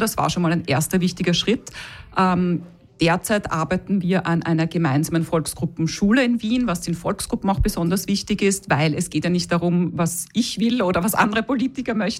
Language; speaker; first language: German; native; German